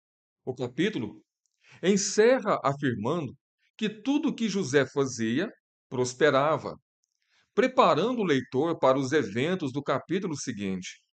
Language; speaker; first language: Portuguese; native; Portuguese